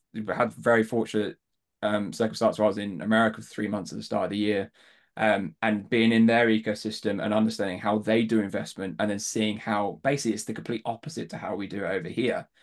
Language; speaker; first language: English; native; English